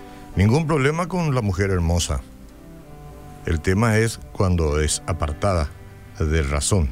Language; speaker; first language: Spanish; native; Spanish